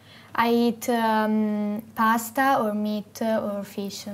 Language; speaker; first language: English; non-native, learner; Italian